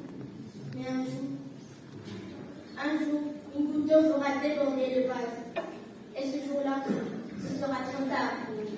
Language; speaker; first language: French; non-native, local second language; Arabic